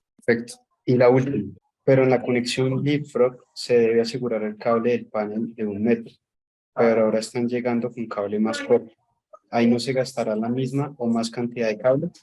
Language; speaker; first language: Spanish; native; Spanish